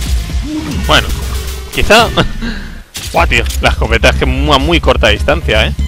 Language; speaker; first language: Spanish; native; Spanish